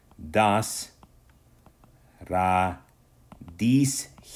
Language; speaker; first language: German; non-native, fluent; English